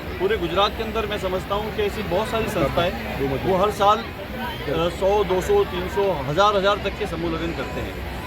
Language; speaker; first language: Hindi; non-native, local second language; Gujarati